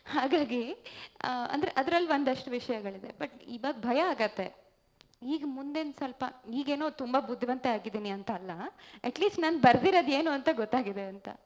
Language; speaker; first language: Kannada; native; Kannada